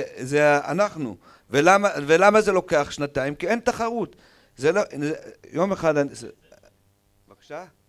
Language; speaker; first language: Hebrew; native; Hebrew